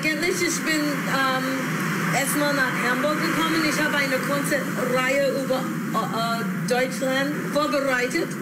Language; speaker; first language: German; non-native, learner; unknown